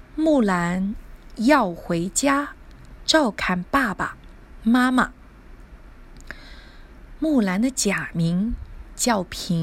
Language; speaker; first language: Chinese; non-native, learner; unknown